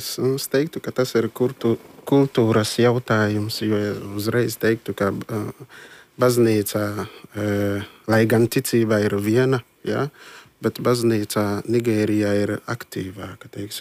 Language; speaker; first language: Latvian; non-native, fluent; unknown